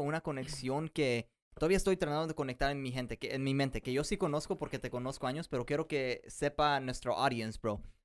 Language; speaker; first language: Spanish; early bilingual, heritage; Spanish